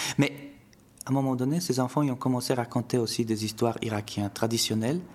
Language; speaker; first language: French; non-native, fluent; Polish